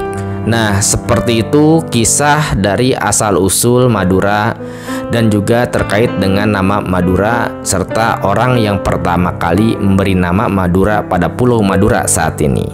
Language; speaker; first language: Indonesian; native; Indonesian